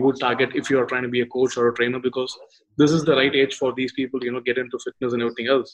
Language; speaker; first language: English; non-native, local second language; Tamil